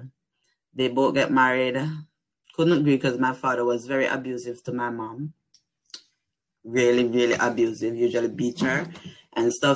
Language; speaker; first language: English; non-native, local second language; Jamaican Creole English